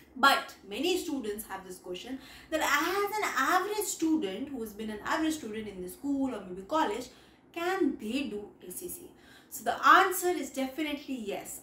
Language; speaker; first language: English; non-native, local second language; Hindi